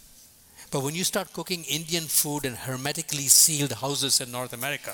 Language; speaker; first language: English; non-native, local second language; Tamil